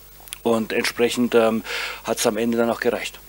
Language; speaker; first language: German; native; German